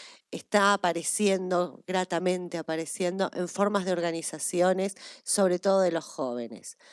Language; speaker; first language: Spanish; native; Spanish